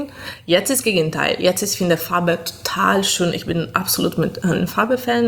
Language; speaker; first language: German; non-native, fluent; Italian